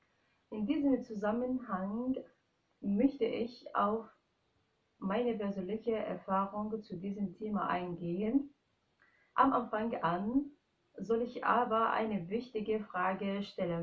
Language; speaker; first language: German; non-native, fluent; Arabic